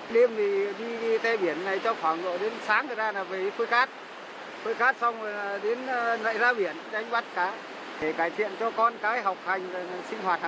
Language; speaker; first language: Vietnamese; native; Vietnamese